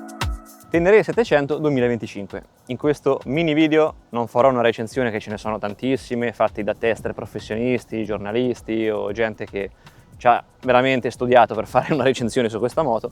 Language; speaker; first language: Italian; native; Italian